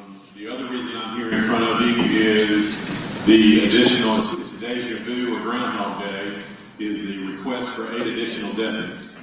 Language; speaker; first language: English; native; English